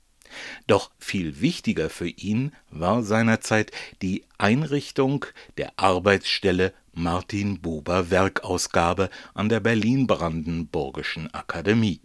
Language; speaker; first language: German; native; German